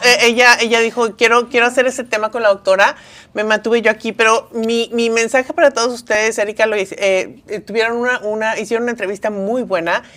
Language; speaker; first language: Spanish; native; Spanish